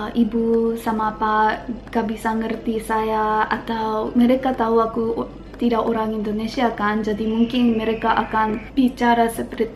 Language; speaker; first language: Indonesian; non-native, learner; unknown